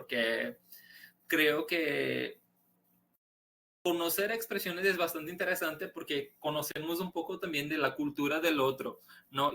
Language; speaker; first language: Spanish; non-native, fluent; Portuguese